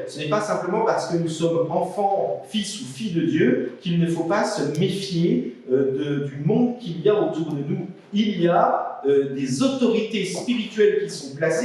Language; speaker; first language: French; native; French